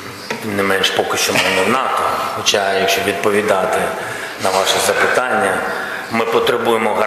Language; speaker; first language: Ukrainian; non-native, local second language; Russian